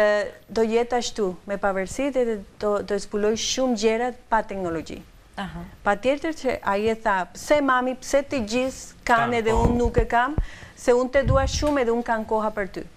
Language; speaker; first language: Albanian; non-native, learner; Spanish